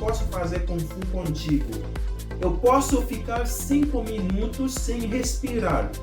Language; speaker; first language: Portuguese; non-native, local second language; Haitian Creole